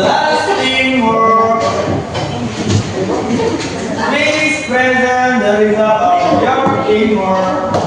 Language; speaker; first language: English; non-native, learner; Indonesian